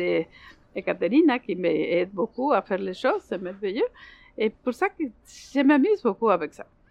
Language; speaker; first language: French; non-native, learner; Spanish